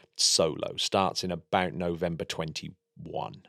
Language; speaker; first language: English; native; English